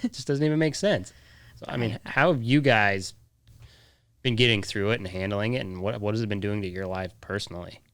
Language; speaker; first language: English; native; English